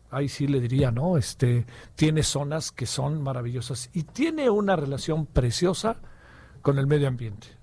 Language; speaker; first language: Spanish; native; Spanish